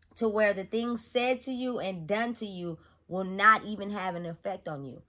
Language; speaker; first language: English; native; English